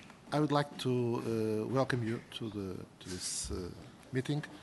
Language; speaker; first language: English; non-native, fluent; Portuguese